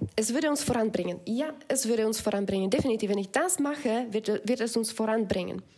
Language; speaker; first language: German; non-native, fluent; Slovak